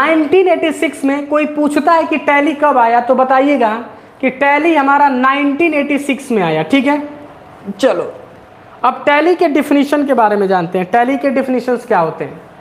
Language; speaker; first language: Hindi; native; Hindi